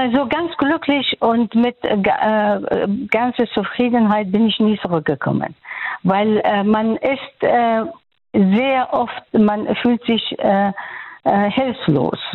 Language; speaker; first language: German; non-native, fluent; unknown